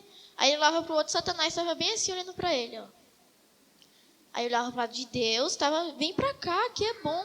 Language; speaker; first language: Portuguese; native; Portuguese